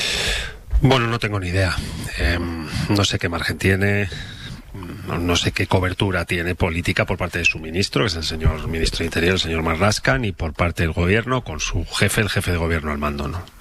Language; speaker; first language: Spanish; native; Spanish